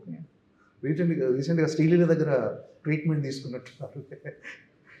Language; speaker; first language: Telugu; native; Telugu